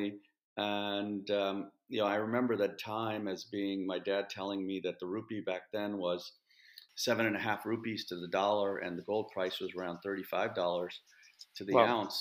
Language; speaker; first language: English; native; English